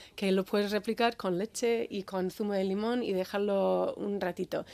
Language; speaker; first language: Spanish; non-native, fluent; English